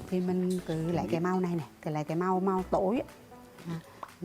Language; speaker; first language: Vietnamese; native; Vietnamese